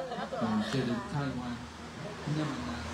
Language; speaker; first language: Chinese; non-native, learner; English